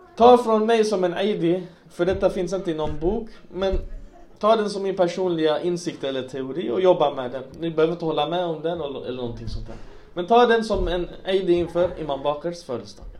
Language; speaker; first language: Swedish; non-native, local second language; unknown